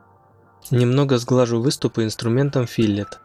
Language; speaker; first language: Russian; native; Russian